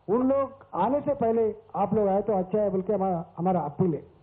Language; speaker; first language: Hindi; non-native, local second language; Telugu